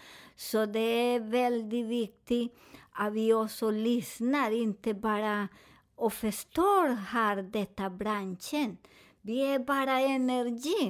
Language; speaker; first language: Swedish; non-native, fluent; Spanish